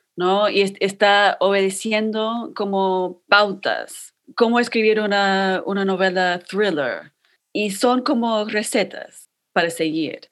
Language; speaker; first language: Spanish; non-native, fluent; English